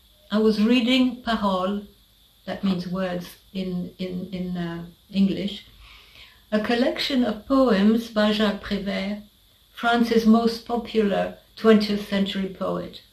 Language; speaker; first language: English; non-native, fluent; French